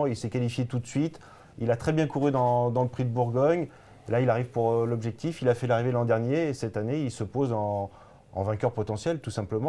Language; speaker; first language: French; native; French